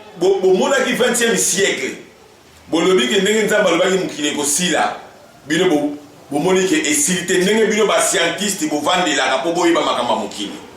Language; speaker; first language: Lingala; non-native, fluent; Kongo